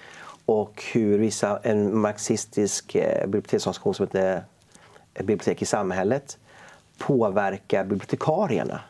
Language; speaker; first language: Swedish; native; Swedish